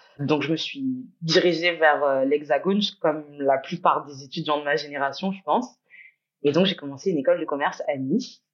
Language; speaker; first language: French; native; French